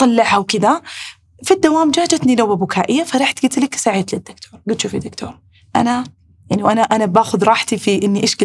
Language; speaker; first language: Arabic; native; Arabic